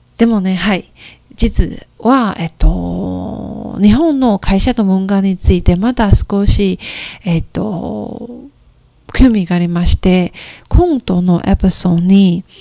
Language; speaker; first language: Japanese; non-native, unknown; Chinese